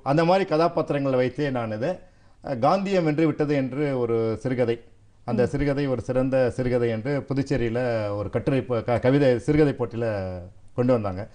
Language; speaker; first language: Tamil; non-native, local second language; Telugu